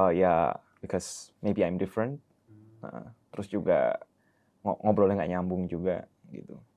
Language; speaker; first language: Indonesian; early bilingual, heritage; Indonesian